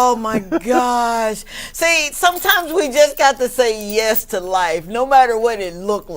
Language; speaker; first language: English; native; English